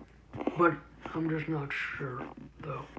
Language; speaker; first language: English; native; English